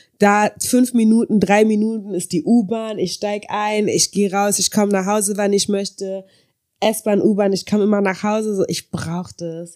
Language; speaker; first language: German; native; German